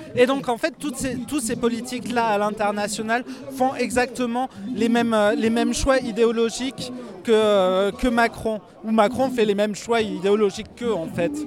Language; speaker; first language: French; native; French